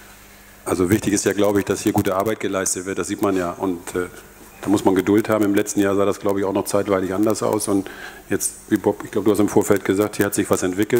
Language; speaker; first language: German; native; German